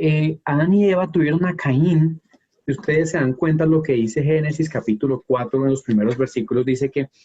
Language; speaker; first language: Spanish; native; Spanish